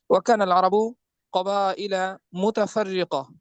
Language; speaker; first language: Arabic; non-native, learner; Bangla